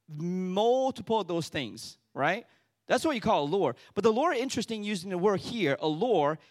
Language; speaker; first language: English; early bilingual, other home language; Chinese